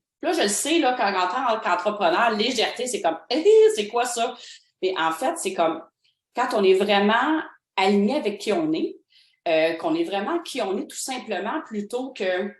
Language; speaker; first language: French; native; French